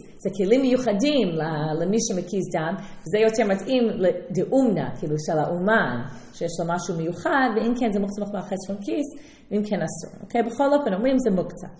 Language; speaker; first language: Hebrew; non-native, fluent; English